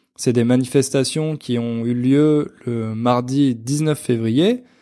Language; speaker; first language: French; native; French